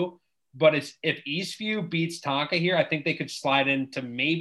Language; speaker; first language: English; native; English